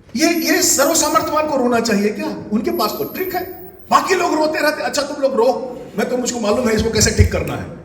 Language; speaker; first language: Hindi; non-native, local second language; Chhattisgarhi